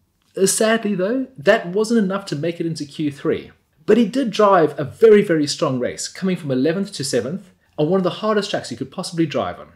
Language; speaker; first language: English; native; English